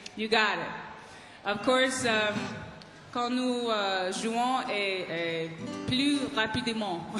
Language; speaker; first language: English; native; English